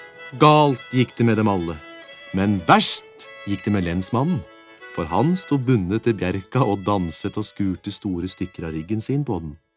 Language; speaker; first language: Norwegian; native; Norwegian